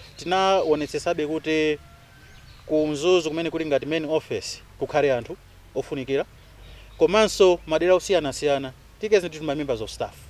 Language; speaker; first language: Nyanja; non-native, local second language; Tumbuka